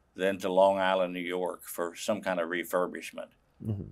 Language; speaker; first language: English; native; English